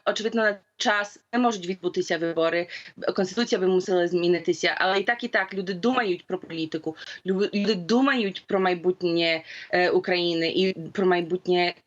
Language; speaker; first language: Ukrainian; early bilingual, heritage; Ukrainian